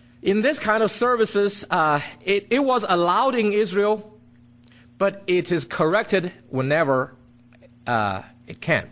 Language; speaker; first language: English; non-native, fluent; Chinese